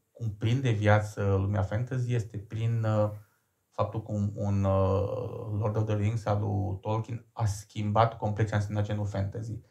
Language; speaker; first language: Romanian; native; Romanian